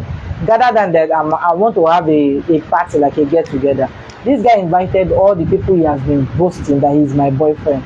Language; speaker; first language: English; non-native, local second language; Igbo